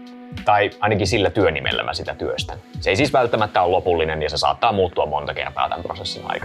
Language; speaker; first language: Finnish; native; Finnish